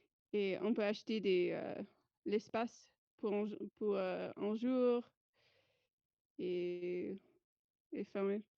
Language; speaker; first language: French; non-native, fluent; English